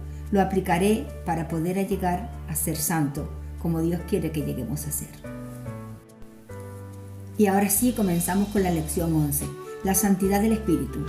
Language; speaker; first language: Spanish; native; Spanish